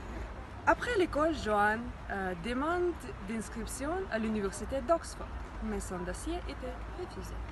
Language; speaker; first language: French; non-native, learner; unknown